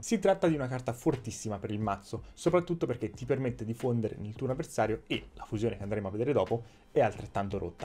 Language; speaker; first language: Italian; native; Italian